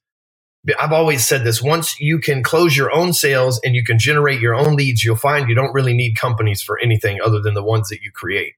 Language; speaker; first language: English; native; English